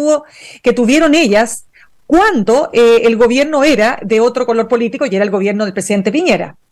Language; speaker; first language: Spanish; native; Spanish